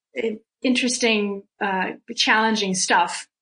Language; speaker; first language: English; early bilingual, other home language; Russian